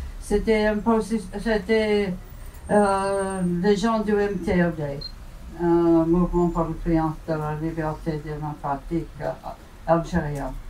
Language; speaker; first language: French; non-native, fluent; English